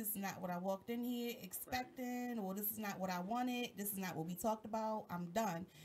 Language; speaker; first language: English; native; English